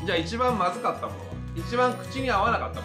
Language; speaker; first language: Japanese; native; Japanese